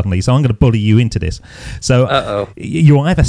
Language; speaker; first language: English; native; English